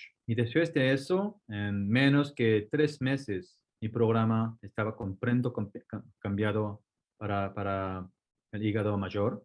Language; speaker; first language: Spanish; non-native, fluent; Korean